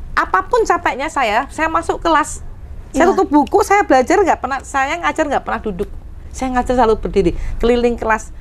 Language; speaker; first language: Indonesian; native; Indonesian